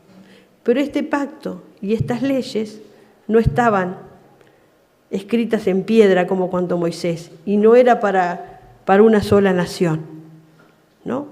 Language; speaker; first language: Spanish; native; Spanish